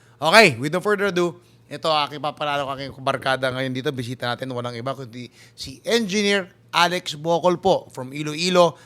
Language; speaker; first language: Filipino; early bilingual, heritage; Filipino